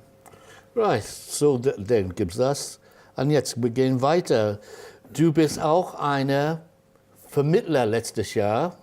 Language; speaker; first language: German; non-native, fluent; English